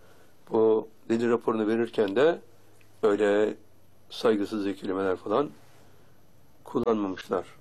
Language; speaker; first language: Turkish; native; Turkish